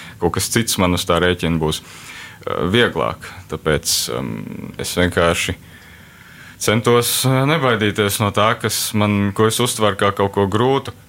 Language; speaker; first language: Latvian; early bilingual, heritage; Latvian